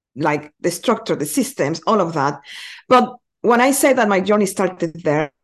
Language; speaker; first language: English; non-native, fluent; Spanish